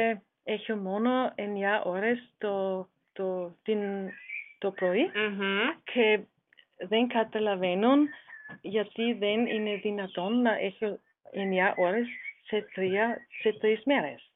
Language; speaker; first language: Greek; non-native, learner; German